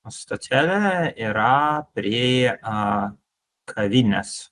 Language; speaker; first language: Lithuanian; non-native, learner; English